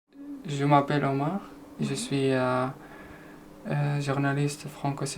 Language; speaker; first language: French; non-native, fluent; Arabic